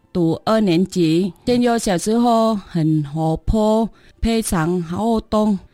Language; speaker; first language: Chinese; non-native, learner; Vietnamese